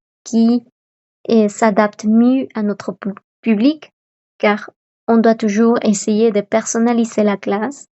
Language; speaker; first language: French; non-native, fluent; Spanish